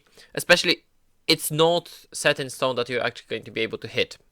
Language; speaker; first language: English; native; English